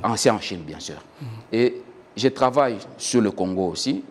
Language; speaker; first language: French; non-native, local second language; Swahili